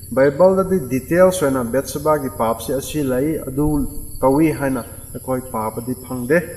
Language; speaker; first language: Manipuri; non-native, local second language; Rongmei Naga